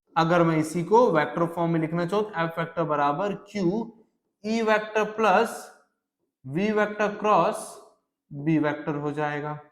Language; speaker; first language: Hindi; native; Hindi